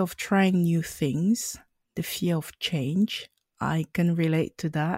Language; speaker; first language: English; non-native, local second language; French